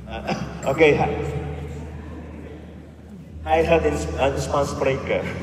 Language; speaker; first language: Dutch; non-native, learner; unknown